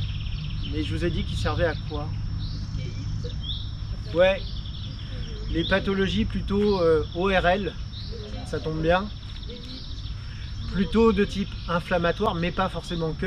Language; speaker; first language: French; native; French